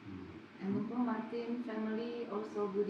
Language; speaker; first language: English; non-native, learner; Indonesian